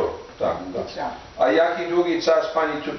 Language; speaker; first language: Polish; non-native, learner; English